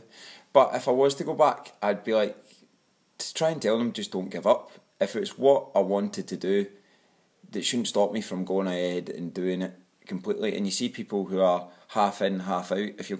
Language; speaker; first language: English; native; English